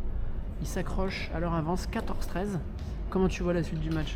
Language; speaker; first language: French; native; French